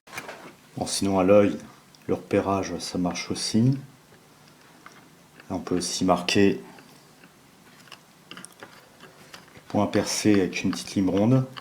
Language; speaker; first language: French; native; French